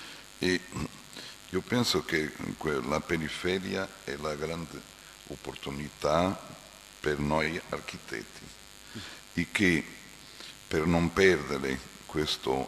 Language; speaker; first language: Italian; non-native, fluent; Portuguese